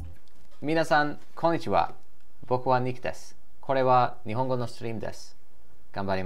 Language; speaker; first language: Japanese; non-native, learner; English